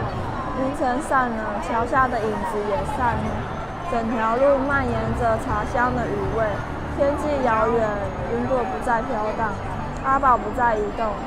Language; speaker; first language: Chinese; native; Chinese